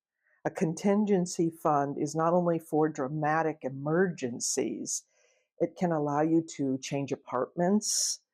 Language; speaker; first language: English; native; English